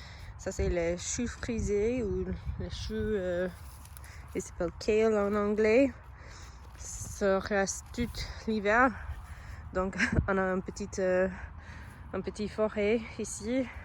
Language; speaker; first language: French; non-native, learner; English